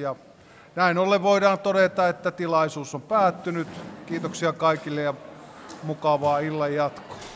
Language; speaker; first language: Finnish; native; Finnish